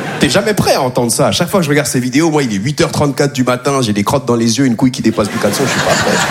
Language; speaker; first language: French; native; French